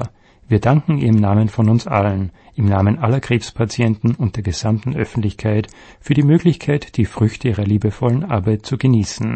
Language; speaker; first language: German; native; German